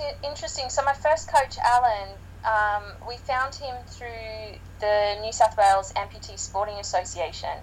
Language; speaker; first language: English; native; English